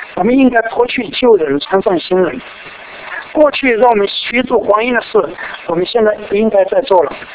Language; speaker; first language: Chinese; native; Chinese